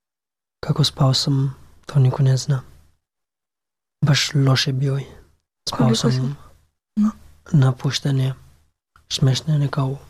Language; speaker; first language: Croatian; non-native, learner; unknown